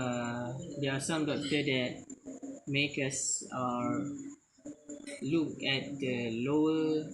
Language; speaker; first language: English; non-native, learner; Malay